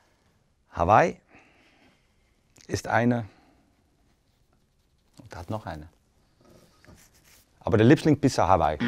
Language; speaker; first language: German; non-native, fluent; Dutch